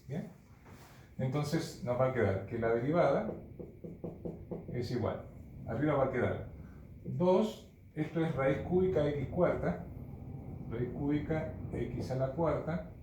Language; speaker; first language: Spanish; native; Spanish